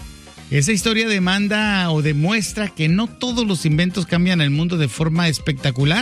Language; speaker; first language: Spanish; native; Spanish